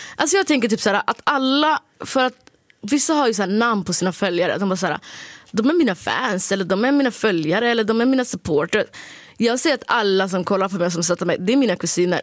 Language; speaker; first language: Swedish; early bilingual, other home language; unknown